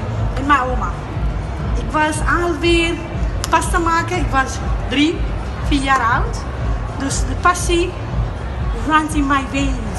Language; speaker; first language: Dutch; non-native, learner; Italian